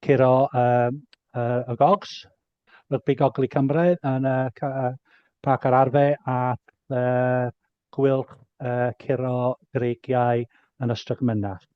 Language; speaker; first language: Welsh; native; Welsh